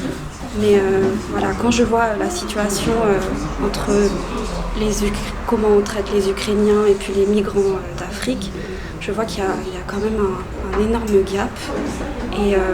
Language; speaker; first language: French; early bilingual, other home language; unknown